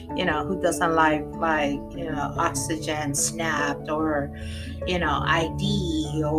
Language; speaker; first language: English; non-native, local second language; Spanish